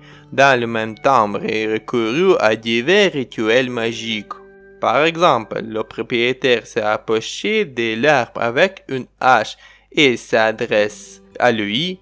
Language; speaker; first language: French; non-native, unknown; Ukrainian